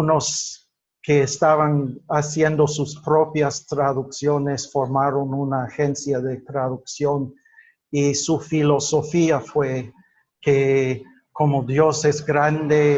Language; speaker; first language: Spanish; non-native, fluent; English